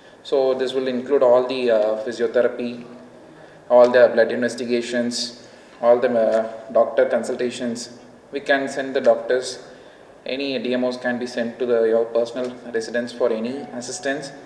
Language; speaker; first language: English; non-native, local second language; Telugu